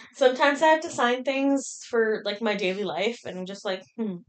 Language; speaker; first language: English; early bilingual, other home language; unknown